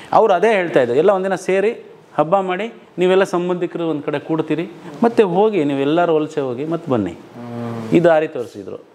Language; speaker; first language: Kannada; non-native, local second language; Lambadi